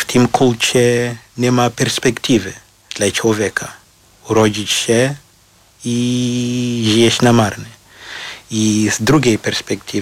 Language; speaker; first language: Polish; non-native, fluent; Shona